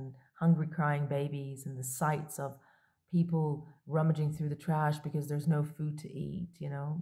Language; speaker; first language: English; non-native, local second language; Arabic